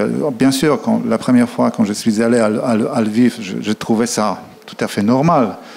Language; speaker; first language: French; non-native, fluent; Polish